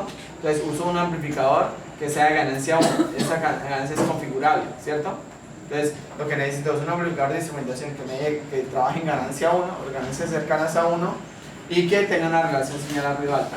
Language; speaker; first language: Spanish; native; Spanish